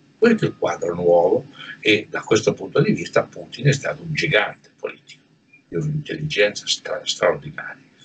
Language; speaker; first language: Italian; native; Italian